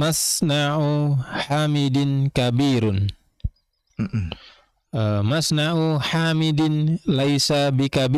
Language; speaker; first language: Arabic; non-native, learner; Indonesian